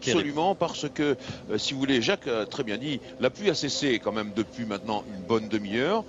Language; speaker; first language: French; native; French